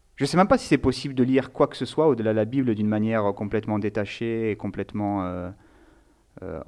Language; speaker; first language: French; native; French